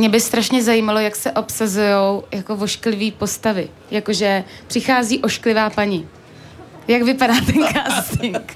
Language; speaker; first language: Czech; native; Czech